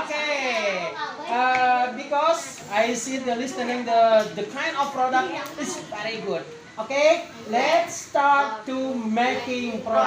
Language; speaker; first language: English; non-native, learner; Indonesian